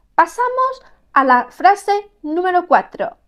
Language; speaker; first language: Spanish; non-native, fluent; Arabic